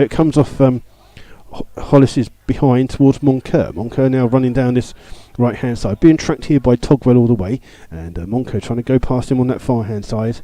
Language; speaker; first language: English; native; English